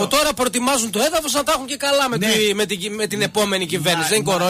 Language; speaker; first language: Greek; native; Greek